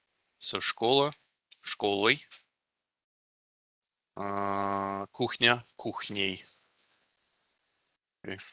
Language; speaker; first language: Russian; non-native, fluent; English